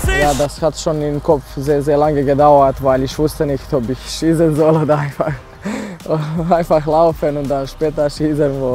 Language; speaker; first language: German; non-native, fluent; Serbian